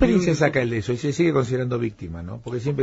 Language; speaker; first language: Spanish; native; Spanish